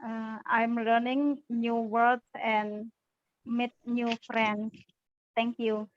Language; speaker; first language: English; non-native, learner; Indonesian